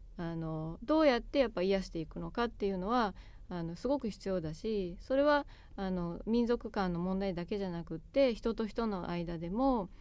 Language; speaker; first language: Japanese; native; Japanese